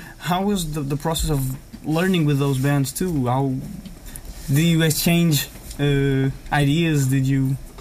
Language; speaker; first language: English; non-native, fluent; Portuguese